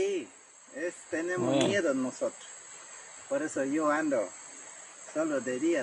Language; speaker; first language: Spanish; non-native, local second language; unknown